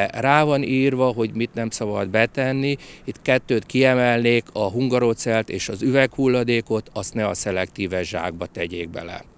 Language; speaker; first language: Hungarian; native; Hungarian